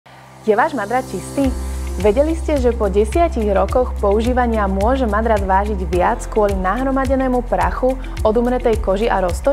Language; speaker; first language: Slovak; native; Slovak